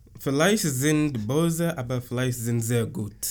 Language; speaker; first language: German; non-native, learner; English